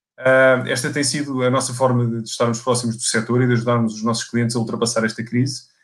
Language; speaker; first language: Portuguese; native; Portuguese